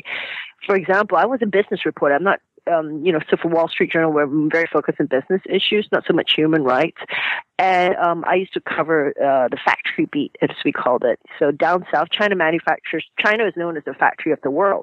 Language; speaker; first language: English; non-native, local second language; Cantonese